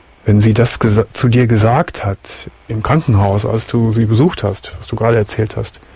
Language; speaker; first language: German; native; German